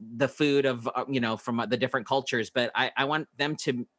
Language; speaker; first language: English; early bilingual, other home language; Filipino